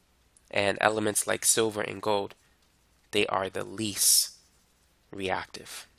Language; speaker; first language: English; native; English